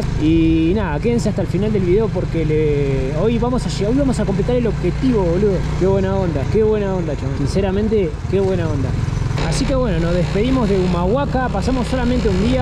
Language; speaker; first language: Spanish; native; Spanish